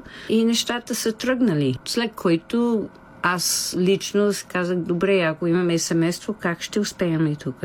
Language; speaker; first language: Bulgarian; non-native, fluent; English